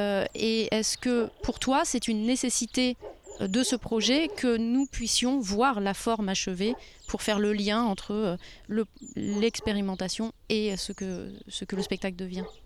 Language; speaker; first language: French; native; French